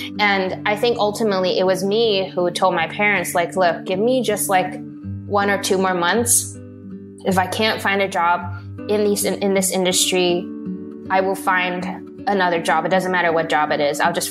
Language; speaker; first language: English; non-native, local second language; Cantonese